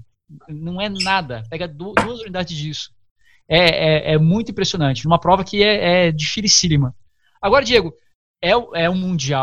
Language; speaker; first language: Portuguese; native; Portuguese